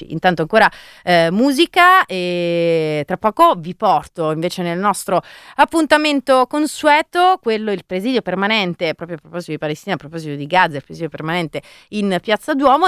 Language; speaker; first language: Italian; native; Italian